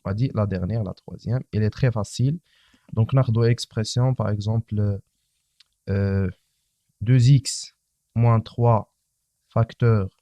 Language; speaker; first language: French; non-native, local second language; Arabic